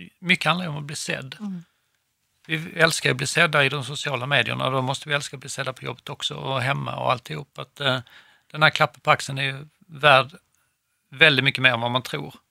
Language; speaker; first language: Swedish; native; Swedish